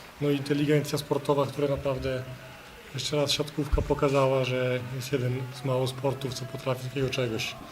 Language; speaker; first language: Polish; non-native, fluent; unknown